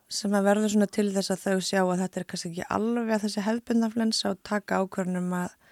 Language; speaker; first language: Icelandic; native; Icelandic